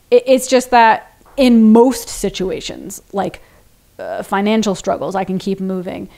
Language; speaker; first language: English; native; English